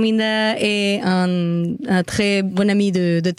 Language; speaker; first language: French; non-native, learner; Spanish